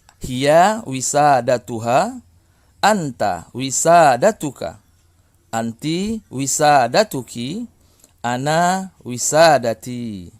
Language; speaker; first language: Arabic; non-native, fluent; Indonesian